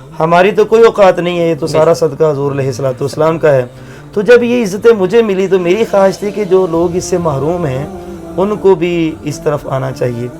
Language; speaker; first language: Urdu; non-native, local second language; Punjabi